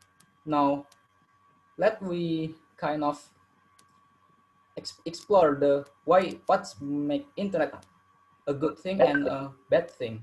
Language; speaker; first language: English; non-native, learner; Indonesian